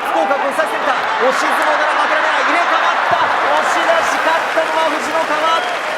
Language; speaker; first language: Japanese; native; Japanese